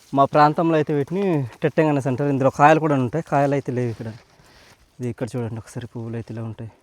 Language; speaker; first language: Telugu; non-native, local second language; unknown